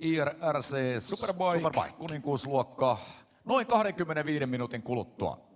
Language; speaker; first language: Finnish; native; Finnish